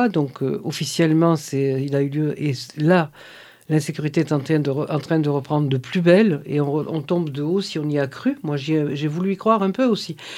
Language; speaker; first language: French; native; French